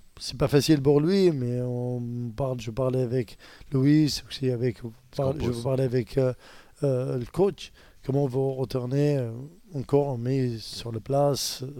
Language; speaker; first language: French; non-native, learner; Arabic